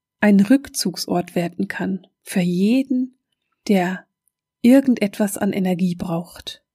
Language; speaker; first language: German; native; German